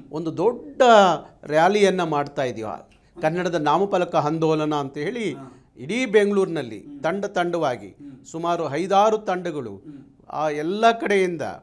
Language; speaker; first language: Kannada; native; Kannada